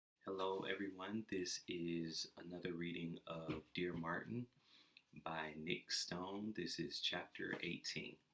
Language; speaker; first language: English; native; English